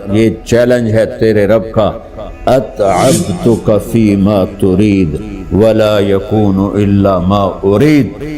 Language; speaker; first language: Urdu; non-native, local second language; Punjabi